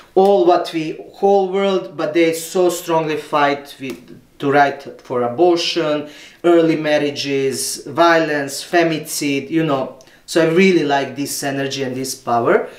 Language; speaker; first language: English; non-native, learner; Serbian